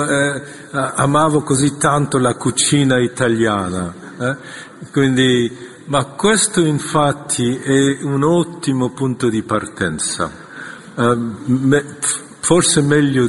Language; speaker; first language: Italian; non-native, fluent; Korean